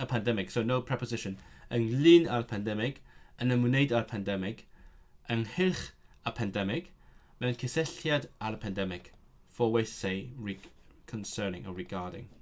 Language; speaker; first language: Welsh; non-native, learner; Cantonese